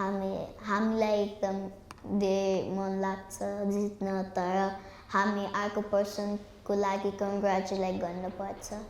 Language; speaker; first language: Nepali; early bilingual, heritage; Nepali